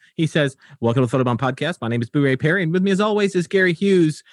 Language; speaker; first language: English; native; English